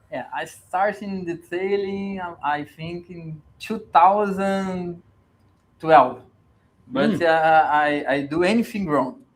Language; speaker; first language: English; non-native, learner; Portuguese